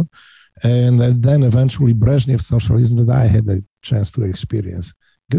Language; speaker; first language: English; non-native, fluent; Polish